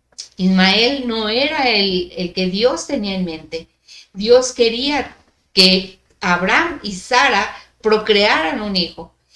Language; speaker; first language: Spanish; native; Spanish